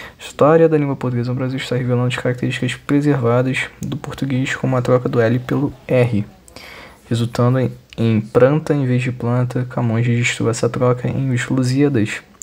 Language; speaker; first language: Portuguese; native; Portuguese